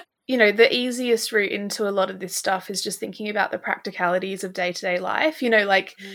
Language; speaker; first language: English; native; English